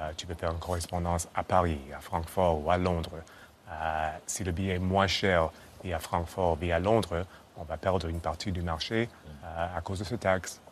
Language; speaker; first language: French; non-native, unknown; English